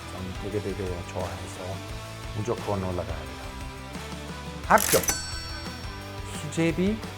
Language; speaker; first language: Korean; non-native, learner; Italian